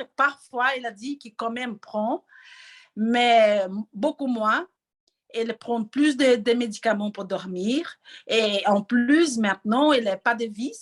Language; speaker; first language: French; non-native, learner; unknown